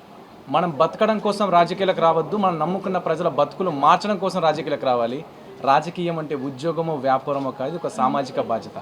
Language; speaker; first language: Telugu; native; Telugu